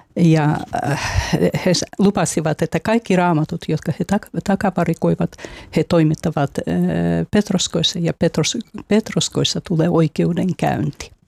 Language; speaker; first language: Finnish; non-native, fluent; Russian